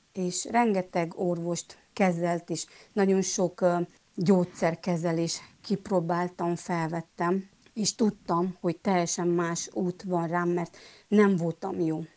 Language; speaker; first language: Hungarian; non-native, local second language; Romanian